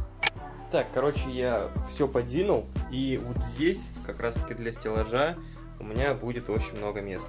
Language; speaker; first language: Russian; native; Russian